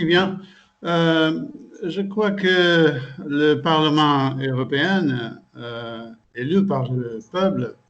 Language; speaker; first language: French; non-native, fluent; Portuguese